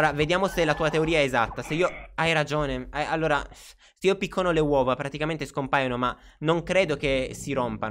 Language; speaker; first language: Italian; native; Italian